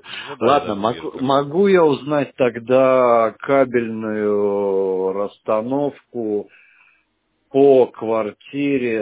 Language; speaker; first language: Russian; native; Russian